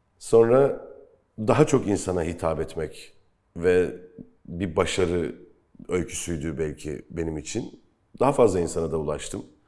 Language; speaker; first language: Turkish; native; Turkish